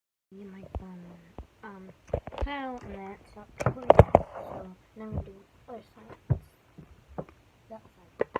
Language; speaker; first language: English; native; English